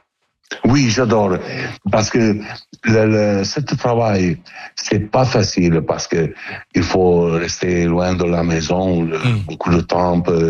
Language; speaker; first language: French; non-native, learner; Italian